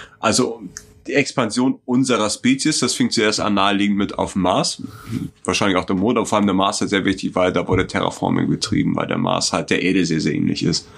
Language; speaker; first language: German; native; German